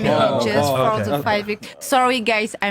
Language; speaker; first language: English; non-native, learner; French